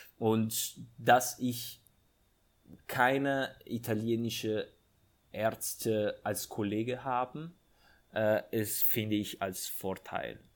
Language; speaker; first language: German; non-native, fluent; Italian